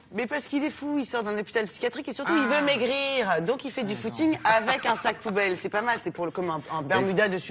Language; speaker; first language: French; native; French